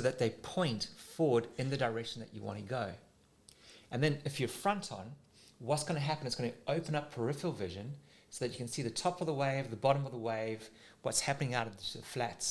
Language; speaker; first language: English; native; English